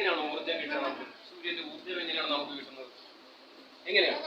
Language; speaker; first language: Malayalam; native; Malayalam